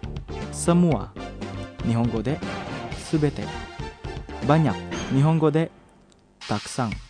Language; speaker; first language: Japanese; non-native, fluent; Indonesian